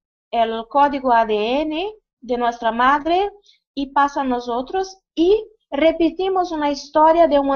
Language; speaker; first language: Spanish; non-native, fluent; Portuguese